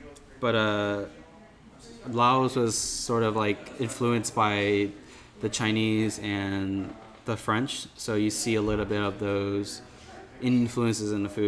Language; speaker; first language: English; native; English